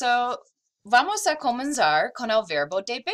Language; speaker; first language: Spanish; non-native, fluent; English